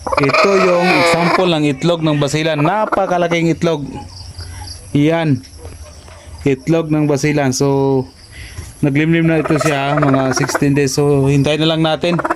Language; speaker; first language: Filipino; non-native, local second language; Cebuano